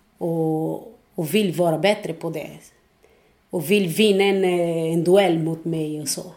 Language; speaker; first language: Swedish; non-native, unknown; Portuguese